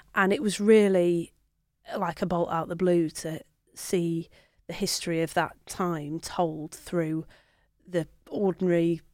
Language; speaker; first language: English; native; English